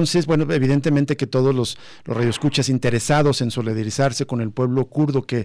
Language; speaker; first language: Spanish; native; Spanish